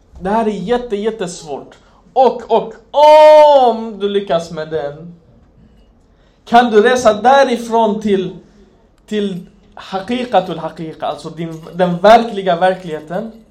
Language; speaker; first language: Swedish; non-native, fluent; Arabic